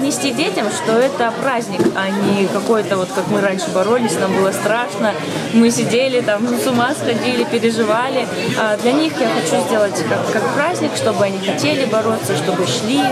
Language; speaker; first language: Russian; native; Russian